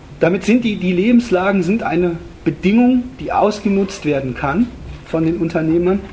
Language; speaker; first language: German; native; German